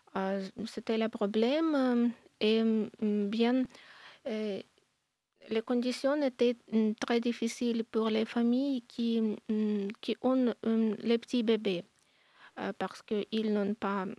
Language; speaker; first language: French; non-native, learner; Ukrainian